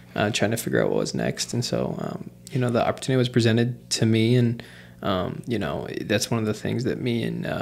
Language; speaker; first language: English; native; English